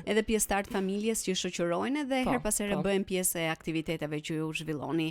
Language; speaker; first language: Albanian; native; Albanian